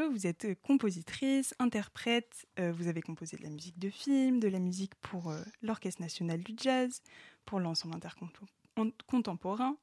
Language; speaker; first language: French; native; French